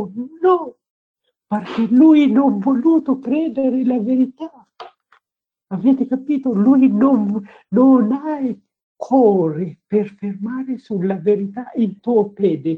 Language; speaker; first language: Italian; non-native, learner; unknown